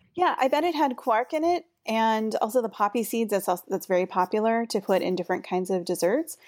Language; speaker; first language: English; native; English